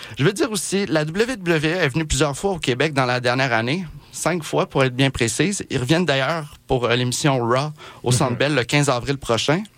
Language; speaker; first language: French; native; French